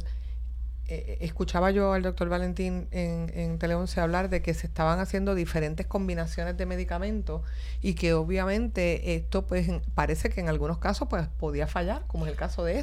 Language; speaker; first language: Spanish; native; Spanish